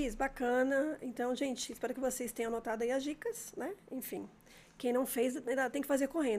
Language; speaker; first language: Portuguese; native; Portuguese